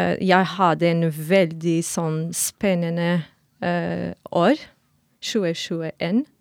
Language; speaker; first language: Norwegian; non-native, fluent; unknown